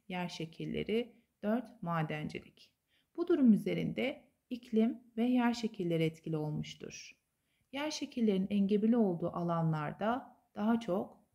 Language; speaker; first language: Turkish; native; Turkish